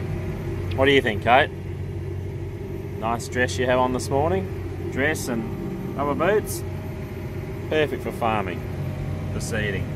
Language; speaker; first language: English; native; English